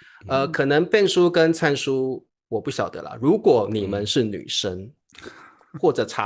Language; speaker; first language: Chinese; native; Chinese